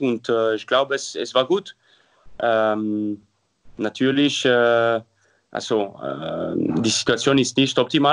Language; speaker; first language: German; non-native, local second language; French